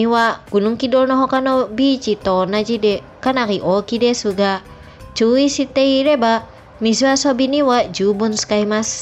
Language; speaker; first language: Japanese; non-native, fluent; Indonesian